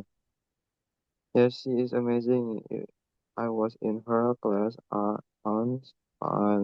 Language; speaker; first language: English; non-native, learner; Indonesian